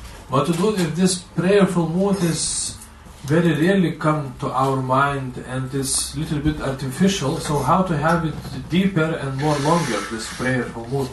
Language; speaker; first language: English; non-native, learner; Lithuanian